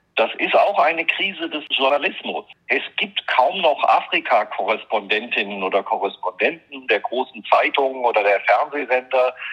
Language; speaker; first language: German; native; German